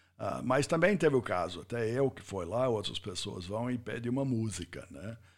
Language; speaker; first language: Portuguese; non-native, fluent; English